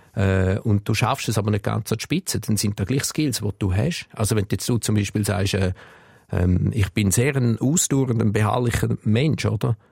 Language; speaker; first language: German; early bilingual, other home language; Turkish